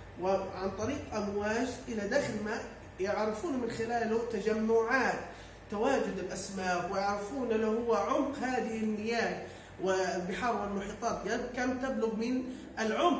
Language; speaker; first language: Arabic; native; Arabic